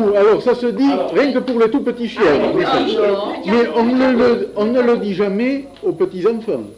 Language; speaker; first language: French; native; French